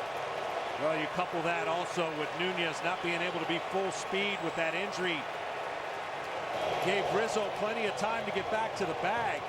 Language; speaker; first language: English; native; English